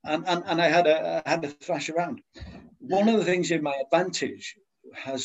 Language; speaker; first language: English; native; English